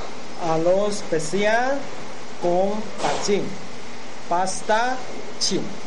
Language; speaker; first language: Spanish; non-native, learner; Chinese